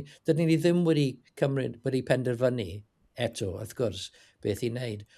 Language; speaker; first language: Welsh; non-native, learner; English